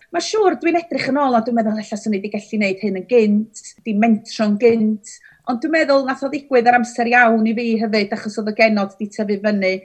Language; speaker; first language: Welsh; native; Welsh